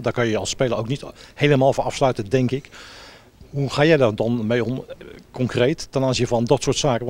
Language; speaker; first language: Dutch; native; Dutch